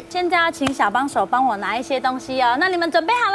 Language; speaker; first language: Chinese; native; Chinese